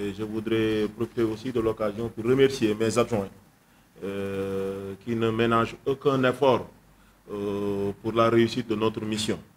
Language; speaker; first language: French; non-native, local second language; Wolof